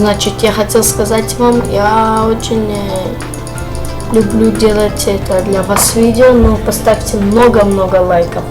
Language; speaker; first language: Russian; early bilingual, heritage; Russian